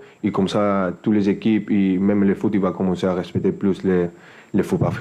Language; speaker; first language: French; non-native, fluent; Spanish